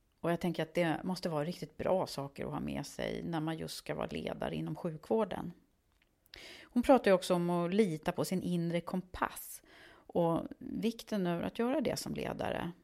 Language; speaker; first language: Swedish; native; Swedish